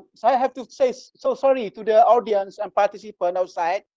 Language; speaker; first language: English; non-native, local second language; Malay